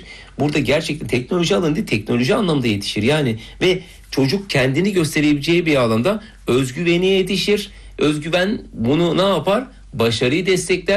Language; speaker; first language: Turkish; native; Turkish